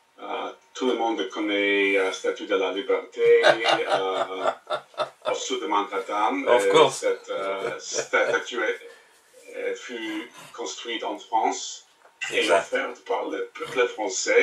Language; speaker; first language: French; non-native, learner; English